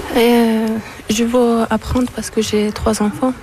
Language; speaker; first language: French; non-native, learner; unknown